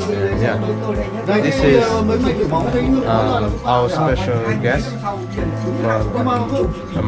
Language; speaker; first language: English; non-native, learner; Vietnamese